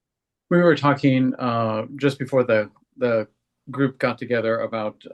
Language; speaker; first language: English; native; English